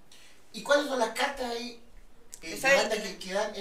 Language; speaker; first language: Spanish; native; Spanish